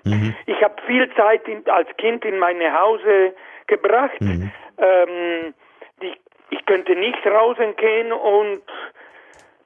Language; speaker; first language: German; non-native, learner; Spanish